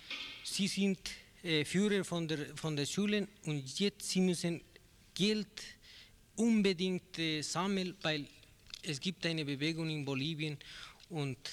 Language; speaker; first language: German; non-native, learner; Spanish